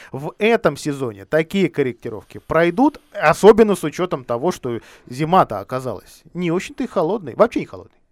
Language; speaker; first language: Russian; native; Russian